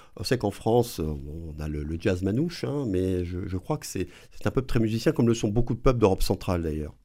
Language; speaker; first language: French; native; French